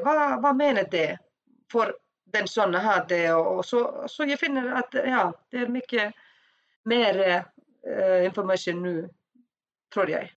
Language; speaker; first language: Swedish; non-native, learner; Icelandic